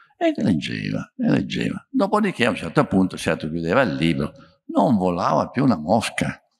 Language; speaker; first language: Italian; native; Italian